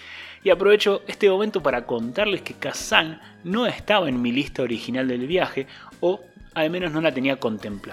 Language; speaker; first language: Spanish; native; Spanish